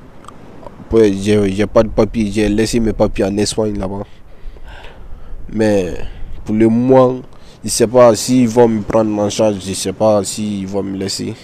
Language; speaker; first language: French; non-native, learner; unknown